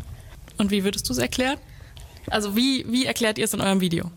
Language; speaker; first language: German; native; German